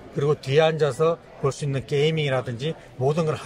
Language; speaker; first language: Korean; native; Korean